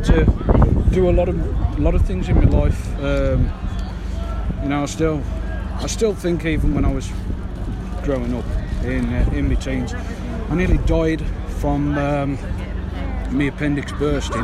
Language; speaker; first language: English; native; English